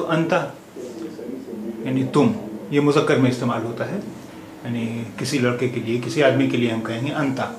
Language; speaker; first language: Urdu; native; Urdu